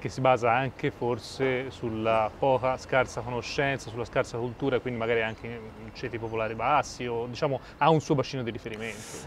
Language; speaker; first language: Italian; native; Italian